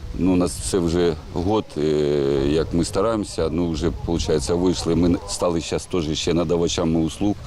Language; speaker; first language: Ukrainian; native; Ukrainian